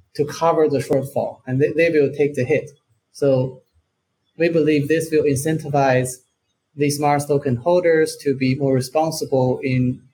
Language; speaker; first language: English; non-native, fluent; Chinese